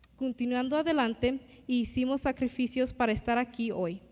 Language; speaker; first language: Spanish; early bilingual, other home language; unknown